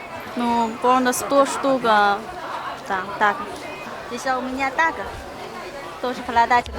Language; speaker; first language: Russian; non-native, learner; Chinese